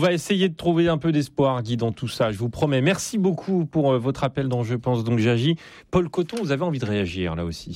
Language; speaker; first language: French; native; French